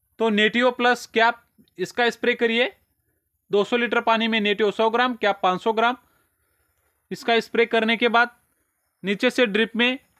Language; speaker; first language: Hindi; non-native, local second language; Marathi